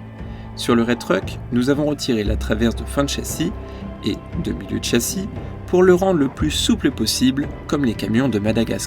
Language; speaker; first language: French; native; French